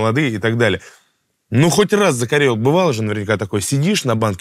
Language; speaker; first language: Russian; native; Russian